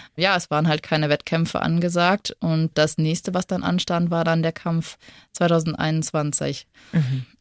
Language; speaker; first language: German; native; German